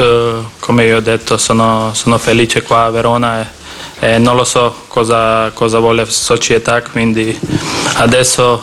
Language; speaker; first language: Italian; non-native, learner; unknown